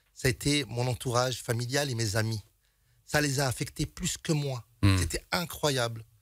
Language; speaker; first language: French; native; French